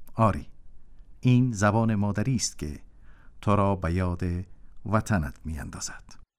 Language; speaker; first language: Persian; native; Persian